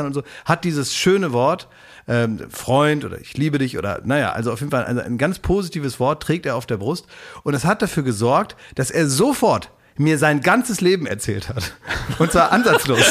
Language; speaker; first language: German; native; German